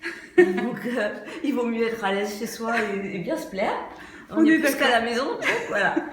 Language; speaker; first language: French; native; French